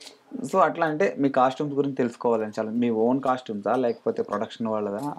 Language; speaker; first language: Telugu; native; Telugu